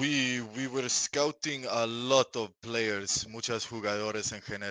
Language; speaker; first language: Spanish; non-native, learner; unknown